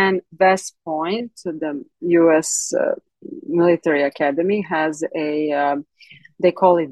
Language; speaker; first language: English; non-native, fluent; Serbian